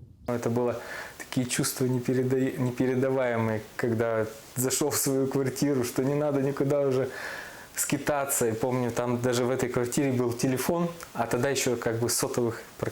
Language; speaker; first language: Russian; native; Russian